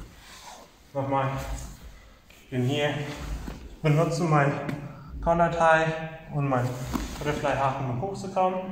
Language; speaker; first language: German; non-native, fluent; English